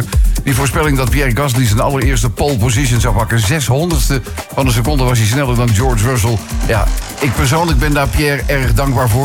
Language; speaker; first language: Dutch; native; Dutch